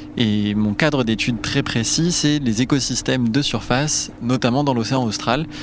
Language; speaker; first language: French; native; French